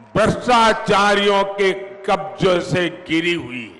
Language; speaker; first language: Hindi; non-native, local second language; Gujarati